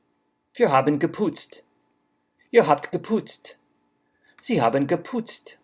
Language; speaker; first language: German; non-native, fluent; English